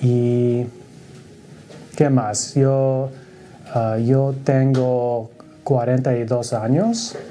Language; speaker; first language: Spanish; non-native, learner; English